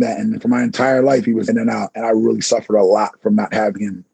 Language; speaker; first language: English; native; English